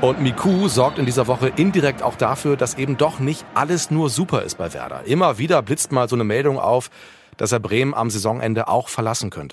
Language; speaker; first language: German; native; German